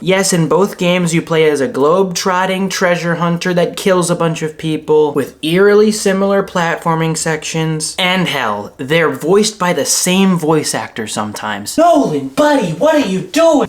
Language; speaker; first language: English; native; English